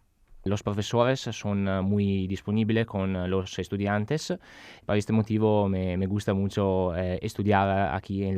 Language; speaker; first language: Spanish; non-native, learner; Italian